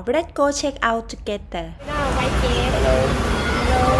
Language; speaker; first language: English; non-native, learner; Thai